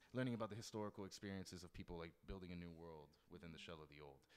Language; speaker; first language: English; native; English